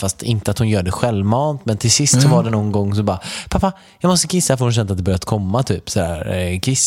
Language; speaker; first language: Swedish; native; Swedish